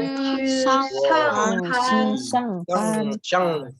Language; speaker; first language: Chinese; non-native, learner; Indonesian